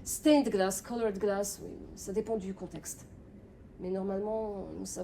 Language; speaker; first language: French; non-native, fluent; Polish